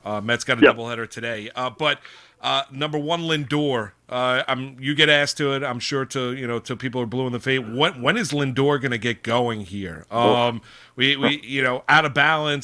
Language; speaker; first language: English; native; English